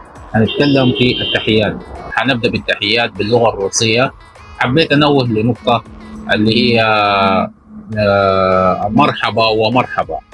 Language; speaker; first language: Arabic; native; Arabic